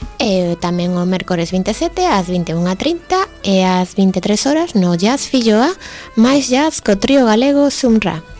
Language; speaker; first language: Galician; native; Galician